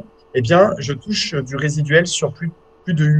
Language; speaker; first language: French; native; French